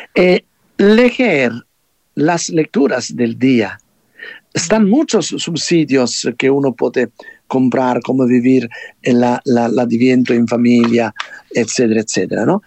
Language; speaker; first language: Spanish; non-native, fluent; Italian